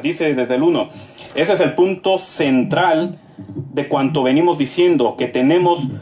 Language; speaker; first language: Spanish; native; Spanish